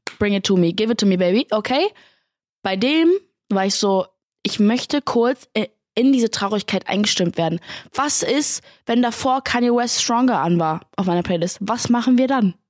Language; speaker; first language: German; native; German